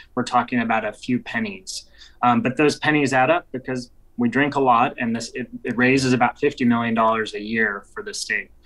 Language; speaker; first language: English; native; English